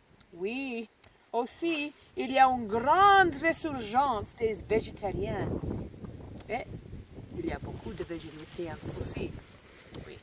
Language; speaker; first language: French; non-native, learner; English